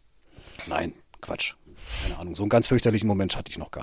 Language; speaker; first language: German; native; German